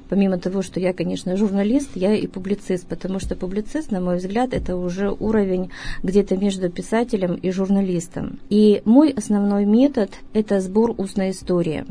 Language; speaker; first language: Russian; native; Russian